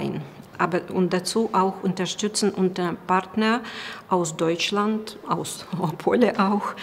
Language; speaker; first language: German; non-native, learner; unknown